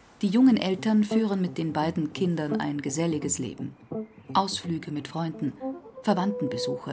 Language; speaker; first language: German; native; German